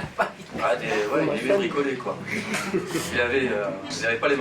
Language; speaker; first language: French; native; French